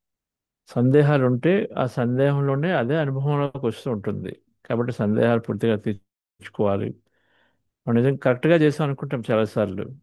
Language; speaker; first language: Telugu; native; Telugu